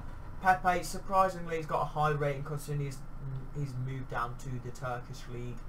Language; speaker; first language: English; native; English